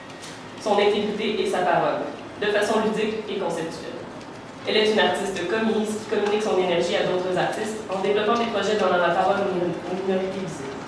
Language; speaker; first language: French; native; French